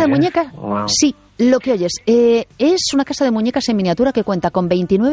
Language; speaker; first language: Spanish; native; Spanish